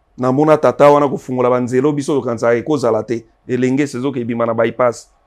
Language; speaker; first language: Lingala; native; Lingala